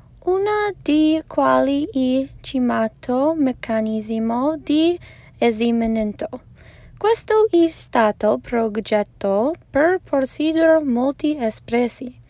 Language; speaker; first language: Italian; non-native, learner; English